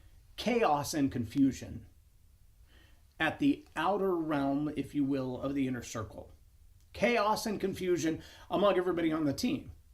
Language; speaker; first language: English; native; English